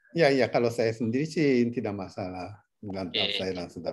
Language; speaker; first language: Indonesian; non-native, fluent; Japanese